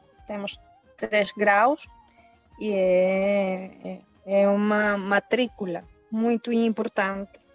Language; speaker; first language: Portuguese; early bilingual, heritage; Spanish